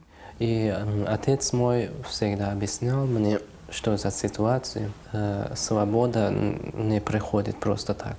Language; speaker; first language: Russian; non-native, local second language; Uzbek